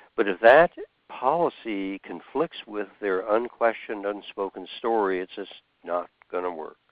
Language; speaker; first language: English; native; English